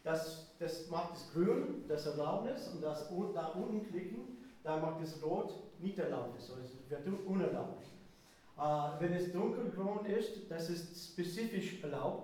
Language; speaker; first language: German; non-native, fluent; English